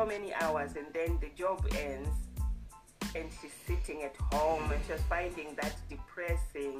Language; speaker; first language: English; non-native, local second language; Shona